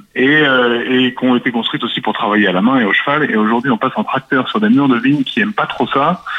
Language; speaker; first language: French; native; French